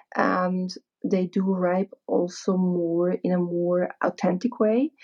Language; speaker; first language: English; non-native, fluent; German